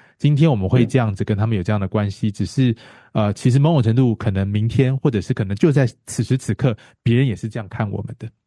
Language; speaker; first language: Chinese; native; Chinese